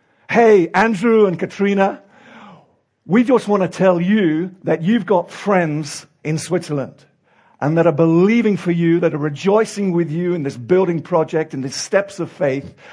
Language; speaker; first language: English; native; English